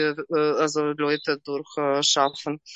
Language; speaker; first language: German; non-native, learner; Russian